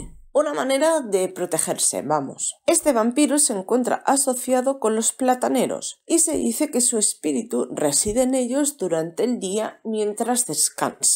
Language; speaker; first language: Spanish; native; Spanish